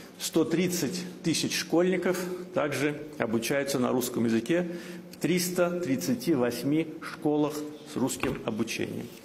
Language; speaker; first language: Russian; non-native, local second language; Azerbaijani